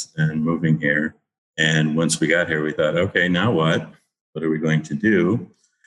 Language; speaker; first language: English; native; English